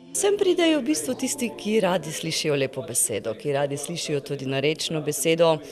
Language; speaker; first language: Slovenian; native; Slovenian